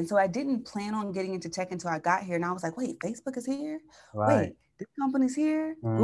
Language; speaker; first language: English; native; English